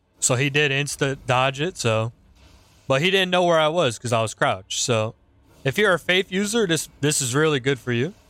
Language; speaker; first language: English; native; English